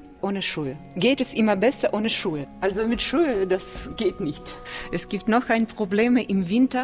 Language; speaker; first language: German; non-native, learner; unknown